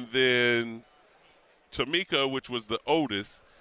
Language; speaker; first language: English; native; English